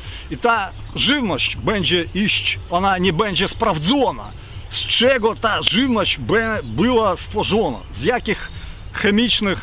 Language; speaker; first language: Polish; non-native, fluent; Ukrainian